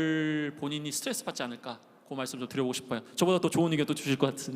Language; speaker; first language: Korean; native; Korean